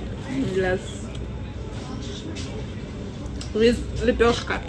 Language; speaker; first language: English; non-native, learner; Russian